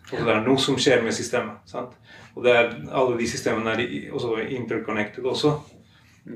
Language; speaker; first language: Norwegian; non-native, fluent; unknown